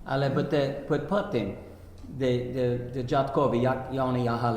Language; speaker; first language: Polish; early bilingual, heritage; Polish